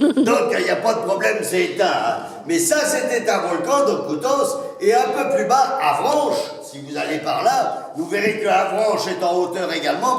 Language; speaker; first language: French; native; French